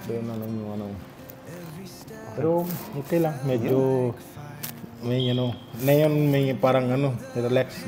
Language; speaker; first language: Filipino; non-native, fluent; Punjabi